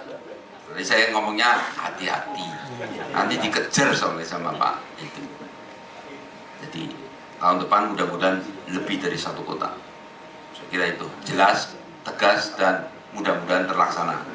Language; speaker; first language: Indonesian; native; Indonesian